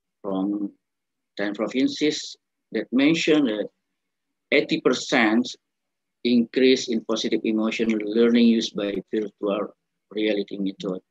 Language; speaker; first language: English; non-native, learner; Indonesian